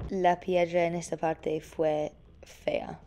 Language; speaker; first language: Spanish; non-native, fluent; English